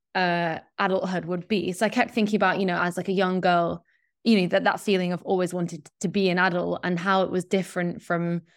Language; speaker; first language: English; native; English